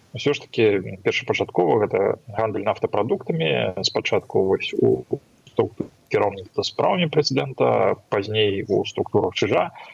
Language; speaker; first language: Belarusian; non-native, local second language; Russian